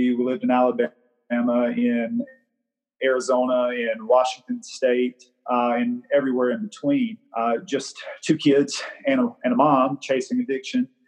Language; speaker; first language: English; native; English